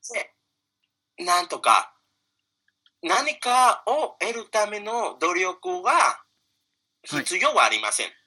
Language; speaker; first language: Japanese; non-native, fluent; Spanish